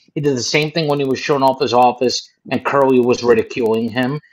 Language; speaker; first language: English; native; English